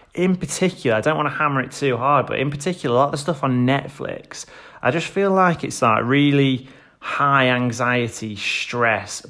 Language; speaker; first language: English; native; English